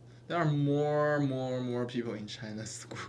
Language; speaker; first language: English; non-native, learner; Chinese